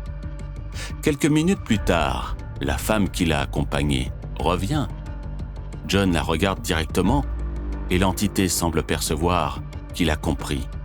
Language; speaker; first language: French; native; French